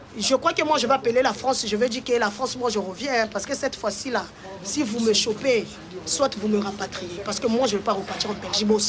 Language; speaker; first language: French; non-native, local second language; Lingala